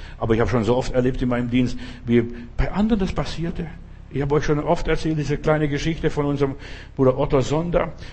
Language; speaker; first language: German; non-native, fluent; Lithuanian